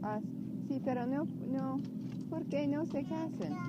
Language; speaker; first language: Spanish; non-native, learner; English